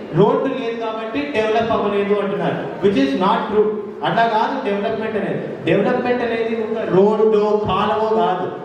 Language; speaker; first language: Telugu; native; Telugu